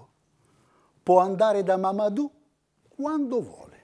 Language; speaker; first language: Italian; non-native, fluent; Riffian